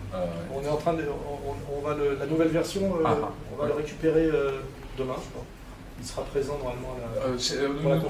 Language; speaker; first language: French; native; French